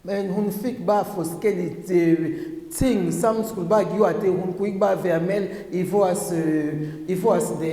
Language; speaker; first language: Danish; non-native, learner; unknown